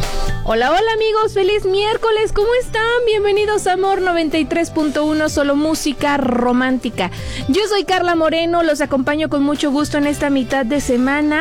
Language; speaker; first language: Spanish; native; Spanish